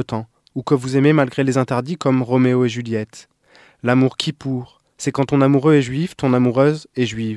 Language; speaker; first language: French; native; French